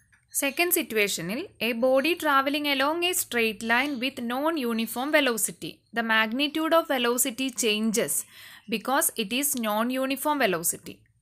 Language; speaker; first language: English; non-native, local second language; Malayalam